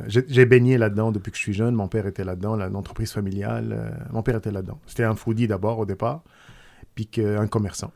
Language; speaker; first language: French; non-native, local second language; Arabic